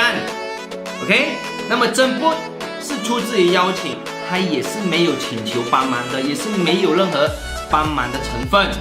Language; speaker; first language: Chinese; native; Chinese